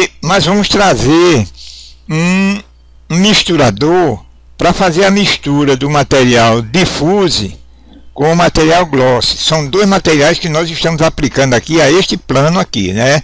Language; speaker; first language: Portuguese; native; Portuguese